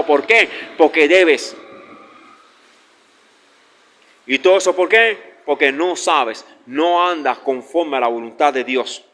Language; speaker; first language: Spanish; native; Spanish